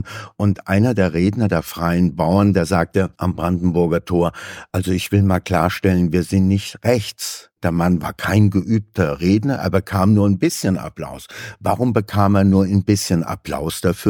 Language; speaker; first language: German; native; German